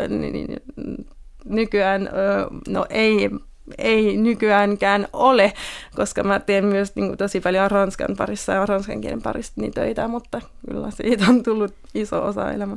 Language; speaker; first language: Finnish; non-native, fluent; French